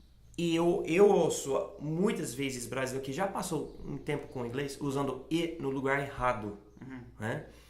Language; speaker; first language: Portuguese; non-native, fluent; English